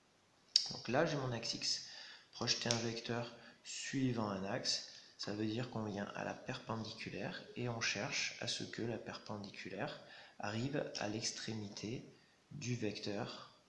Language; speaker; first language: French; native; French